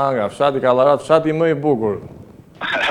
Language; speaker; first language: Albanian; native; Albanian